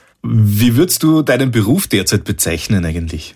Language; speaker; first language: German; native; German